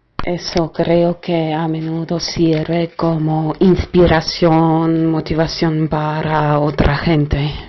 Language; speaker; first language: Spanish; non-native, fluent; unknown